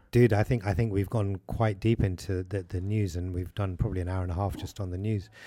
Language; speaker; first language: English; early bilingual, other home language; Hindi